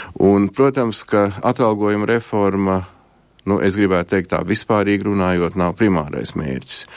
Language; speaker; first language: Latvian; native; Latvian